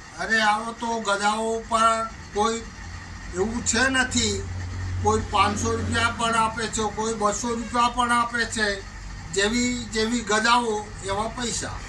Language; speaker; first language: Gujarati; non-native, local second language; Bhili